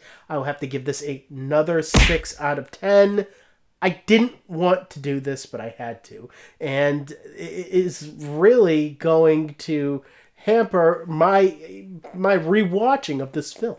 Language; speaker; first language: English; native; English